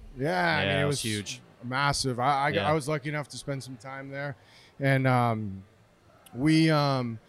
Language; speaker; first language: English; native; English